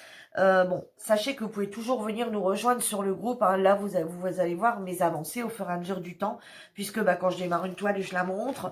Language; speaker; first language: French; native; French